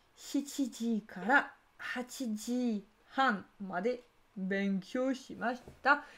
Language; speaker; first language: Japanese; non-native, learner; French